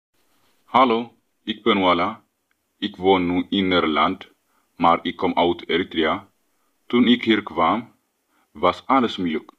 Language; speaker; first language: Dutch; non-native, learner; Tigrinya